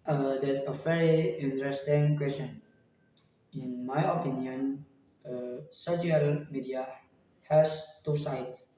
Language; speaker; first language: English; non-native, learner; Indonesian